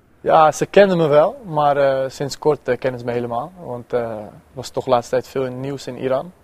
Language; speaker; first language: Dutch; early bilingual, other home language; Persian